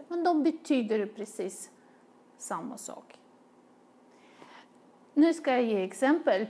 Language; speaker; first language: Swedish; non-native, fluent; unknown